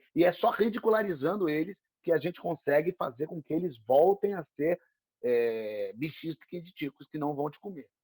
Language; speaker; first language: Portuguese; native; Portuguese